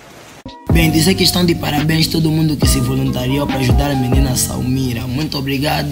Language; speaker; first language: Portuguese; native; Portuguese